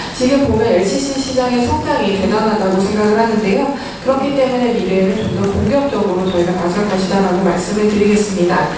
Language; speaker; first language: Korean; native; Korean